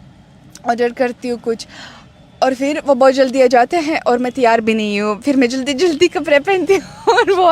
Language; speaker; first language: Hindi; non-native, fluent; Russian